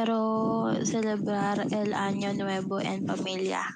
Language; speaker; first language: Spanish; non-native, learner; Filipino